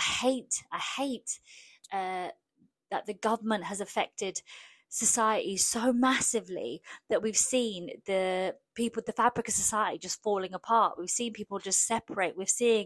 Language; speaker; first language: English; early bilingual, other home language; Polish